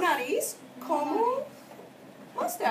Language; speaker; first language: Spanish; non-native, fluent; English